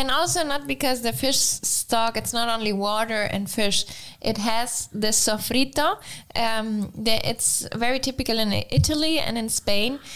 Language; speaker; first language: English; non-native, fluent; Spanish